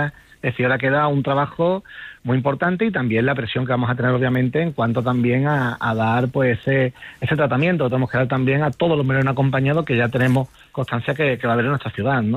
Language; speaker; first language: Spanish; native; Spanish